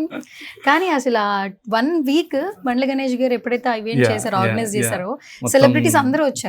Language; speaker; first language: Telugu; native; Telugu